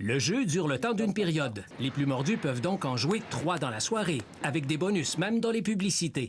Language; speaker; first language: French; native; French